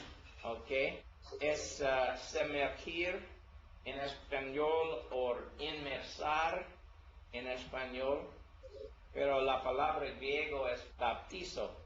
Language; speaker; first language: Spanish; non-native, learner; English